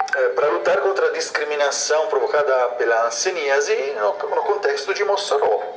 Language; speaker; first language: Portuguese; non-native, fluent; Italian